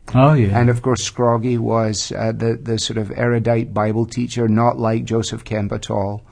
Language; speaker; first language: English; native; English